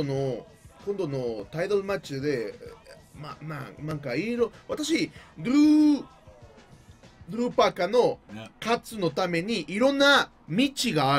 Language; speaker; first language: Japanese; non-native, learner; Spanish